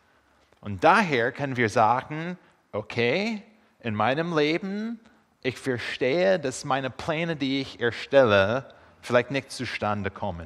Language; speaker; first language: German; non-native, fluent; English